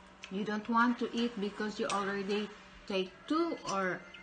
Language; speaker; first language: English; non-native, local second language; Cebuano